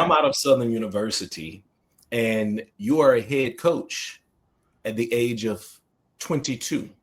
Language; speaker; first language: English; native; English